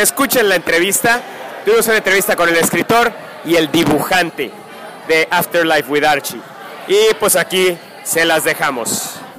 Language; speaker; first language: Spanish; native; Spanish